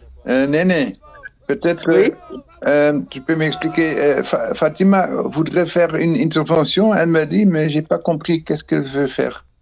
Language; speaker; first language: French; non-native, learner; Dutch